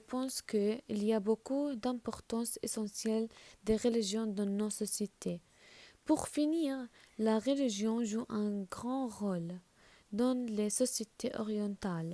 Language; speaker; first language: French; non-native, learner; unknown